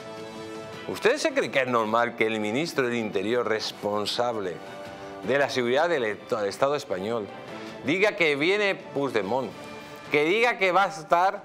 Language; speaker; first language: Spanish; native; Spanish